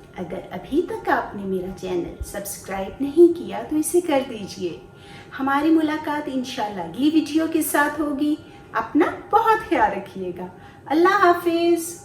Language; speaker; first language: Urdu; non-native, local second language; Punjabi